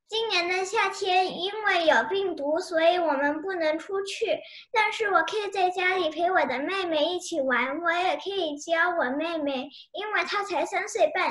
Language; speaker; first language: Chinese; early bilingual, heritage; Chinese